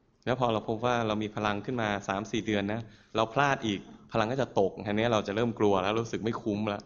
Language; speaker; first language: Thai; native; Thai